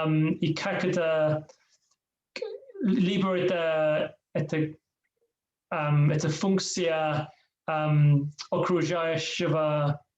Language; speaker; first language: Russian; non-native, learner; English